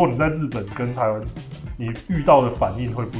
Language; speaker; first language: Chinese; native; Chinese